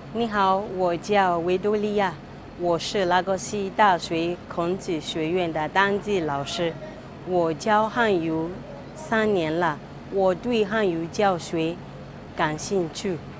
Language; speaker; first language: Chinese; non-native, fluent; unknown